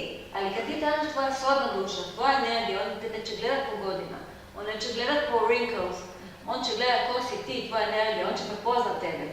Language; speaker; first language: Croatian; non-native, learner; Hebrew